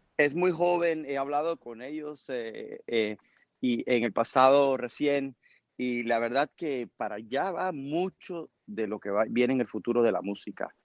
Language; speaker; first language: Spanish; early bilingual, heritage; Spanish